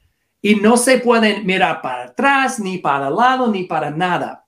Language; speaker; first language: Spanish; non-native, learner; English